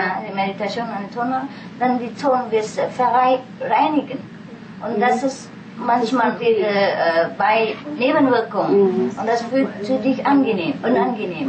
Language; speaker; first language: German; non-native, fluent; Vietnamese